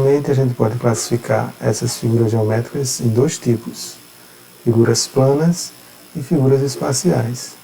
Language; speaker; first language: Portuguese; native; Portuguese